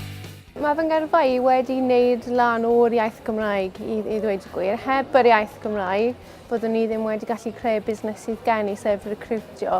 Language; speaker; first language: Welsh; non-native, local second language; English